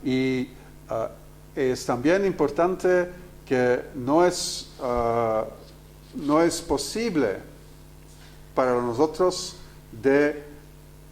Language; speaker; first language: Spanish; non-native, fluent; Dutch